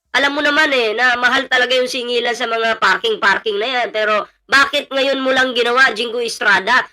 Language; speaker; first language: Filipino; native; Filipino